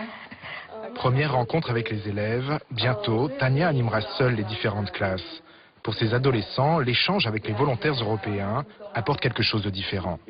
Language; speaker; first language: French; native; French